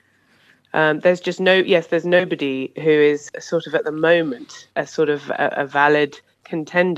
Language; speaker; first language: English; native; English